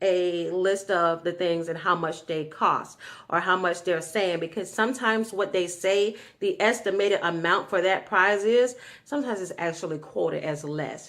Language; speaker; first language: English; native; English